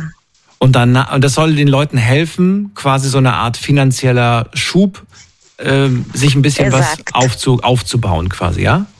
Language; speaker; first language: German; native; German